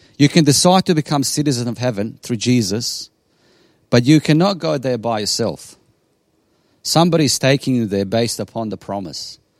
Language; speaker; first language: English; non-native, fluent; Bosnian